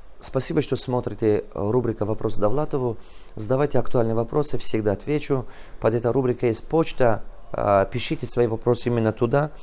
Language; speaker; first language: Russian; non-native, local second language; Tajik